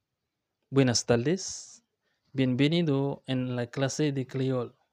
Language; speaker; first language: Spanish; non-native, learner; Haitian Creole